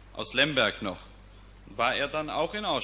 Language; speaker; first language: German; native; German